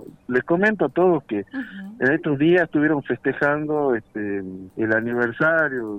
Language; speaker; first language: Spanish; native; Spanish